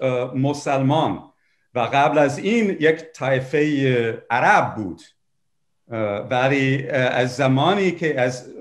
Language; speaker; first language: Persian; non-native, fluent; English